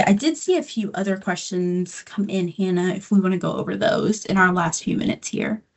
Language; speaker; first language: English; native; English